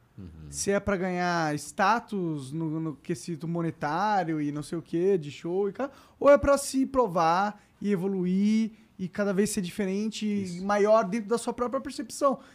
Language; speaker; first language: Portuguese; native; Portuguese